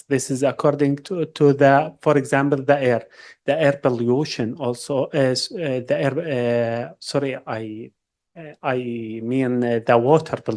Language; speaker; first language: English; non-native, learner; Arabic